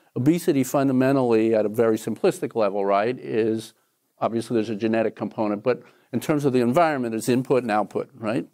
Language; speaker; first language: English; native; English